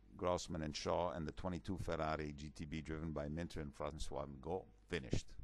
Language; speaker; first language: English; early bilingual, other home language; Italian